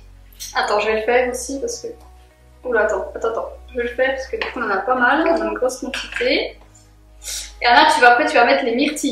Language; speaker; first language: French; native; French